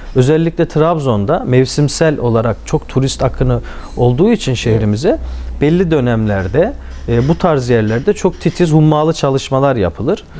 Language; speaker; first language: Turkish; native; Turkish